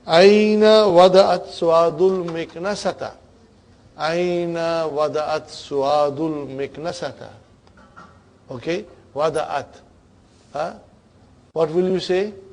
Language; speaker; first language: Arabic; non-native, fluent; English